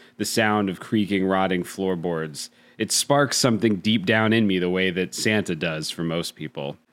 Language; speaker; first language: English; native; English